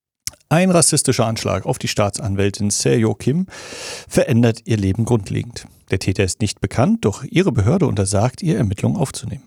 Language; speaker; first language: German; native; German